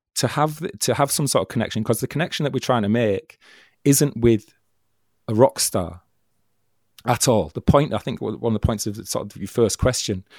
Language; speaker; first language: English; native; English